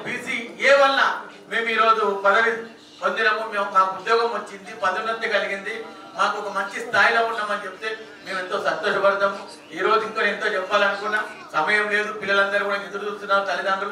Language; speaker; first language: Telugu; native; Telugu